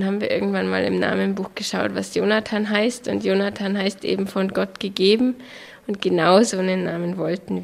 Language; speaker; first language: German; native; German